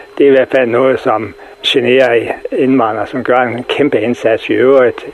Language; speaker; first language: Danish; native; Danish